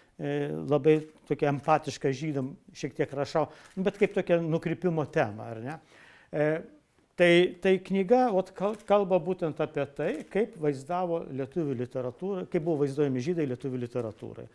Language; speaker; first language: Lithuanian; native; Lithuanian